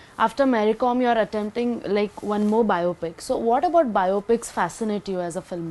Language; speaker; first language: English; non-native, local second language; Hindi